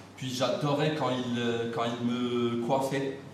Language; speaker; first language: French; non-native, local second language; Arabic